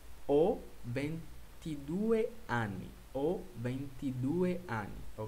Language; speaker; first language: Italian; non-native, fluent; Portuguese